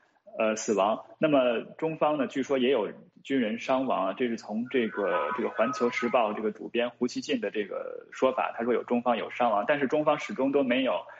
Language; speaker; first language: Chinese; native; Chinese